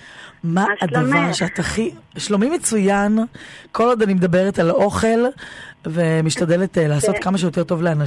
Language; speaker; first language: Hebrew; native; Hebrew